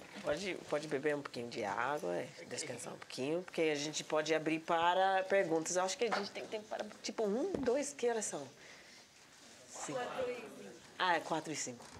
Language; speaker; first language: Portuguese; non-native, fluent; English